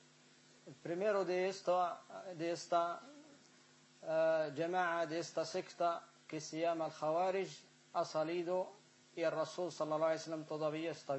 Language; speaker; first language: Spanish; non-native, fluent; Arabic